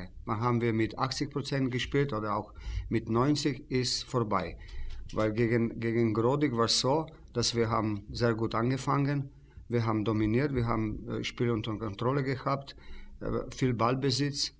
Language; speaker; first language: German; non-native, fluent; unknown